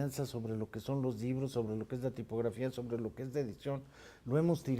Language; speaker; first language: Spanish; native; Spanish